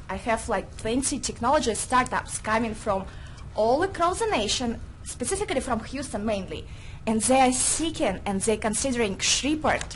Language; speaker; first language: English; non-native, fluent; Russian